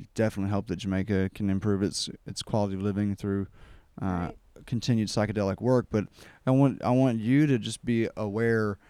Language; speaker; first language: English; native; English